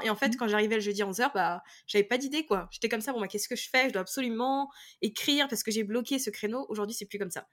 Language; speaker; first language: French; native; French